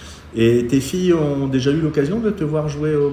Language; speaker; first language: French; native; French